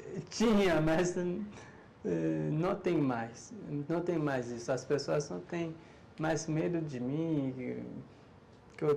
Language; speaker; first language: Portuguese; non-native, learner; Haitian Creole